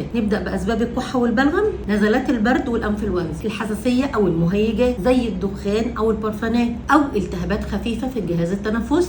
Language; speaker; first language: Arabic; native; Arabic